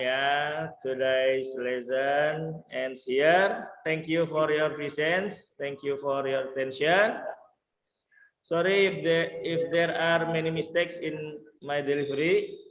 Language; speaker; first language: English; non-native, fluent; Indonesian